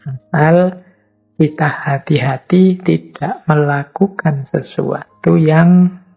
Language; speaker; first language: Indonesian; native; Indonesian